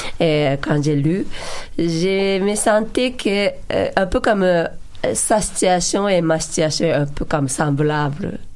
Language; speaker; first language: French; non-native, learner; Japanese